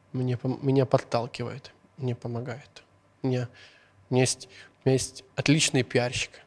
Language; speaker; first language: Russian; non-native, local second language; Hungarian